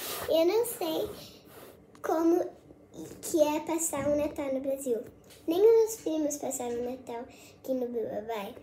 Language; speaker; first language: Portuguese; early bilingual, heritage; Portuguese